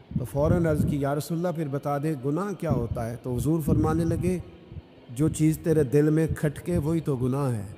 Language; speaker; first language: Urdu; non-native, local second language; Punjabi